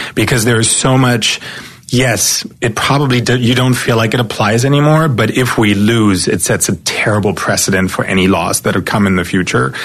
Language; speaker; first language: English; non-native, fluent; German